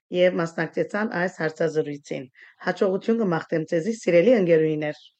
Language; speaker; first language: Armenian; early bilingual, heritage; Armenian